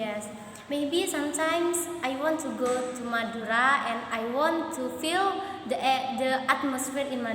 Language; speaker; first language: English; non-native, learner; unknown